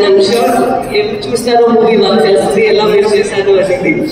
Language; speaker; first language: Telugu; non-native, local second language; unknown